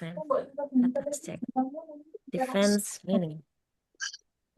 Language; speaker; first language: English; non-native, learner; Indonesian